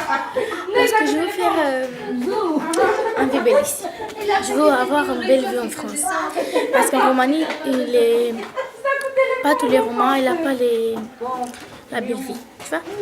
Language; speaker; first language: French; non-native, learner; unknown